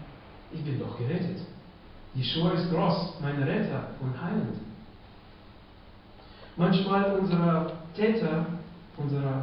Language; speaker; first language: German; non-native, fluent; Russian